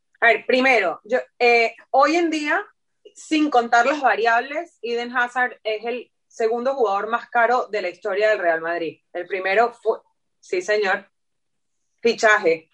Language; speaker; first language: Spanish; native; Spanish